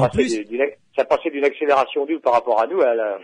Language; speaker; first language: French; native; French